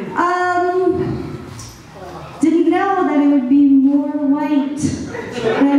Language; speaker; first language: English; native; English